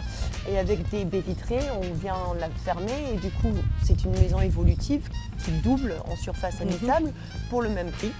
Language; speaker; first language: French; native; French